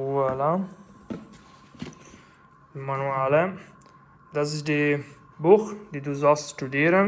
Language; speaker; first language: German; non-native, learner; Italian